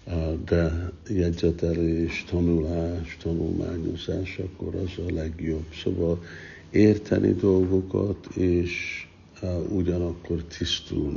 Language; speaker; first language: Hungarian; early bilingual, heritage; Hungarian